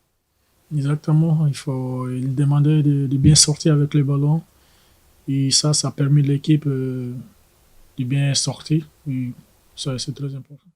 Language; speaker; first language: French; non-native, learner; Portuguese